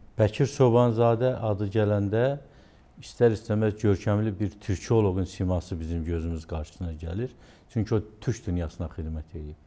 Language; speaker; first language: Azerbaijani; native; Azerbaijani